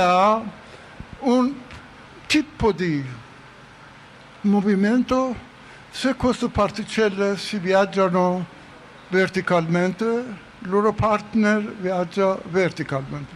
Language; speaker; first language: Italian; non-native, fluent; Persian